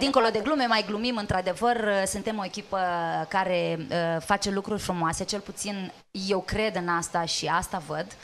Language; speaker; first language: Romanian; native; Romanian